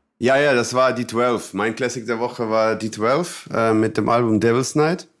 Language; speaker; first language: German; non-native, fluent; Russian